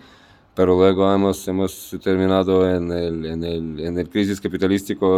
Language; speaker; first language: Spanish; non-native, fluent; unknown